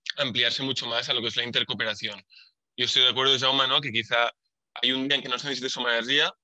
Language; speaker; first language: Spanish; native; Spanish